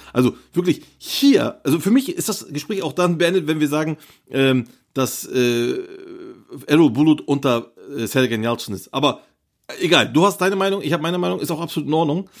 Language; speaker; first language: German; early bilingual, other home language; Turkish